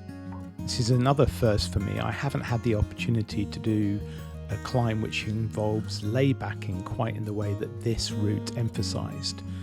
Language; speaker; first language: English; native; English